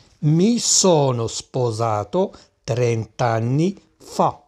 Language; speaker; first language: Italian; non-native, fluent; Arabic